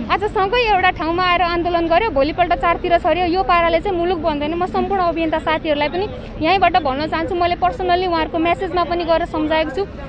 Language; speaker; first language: Nepali; native; Nepali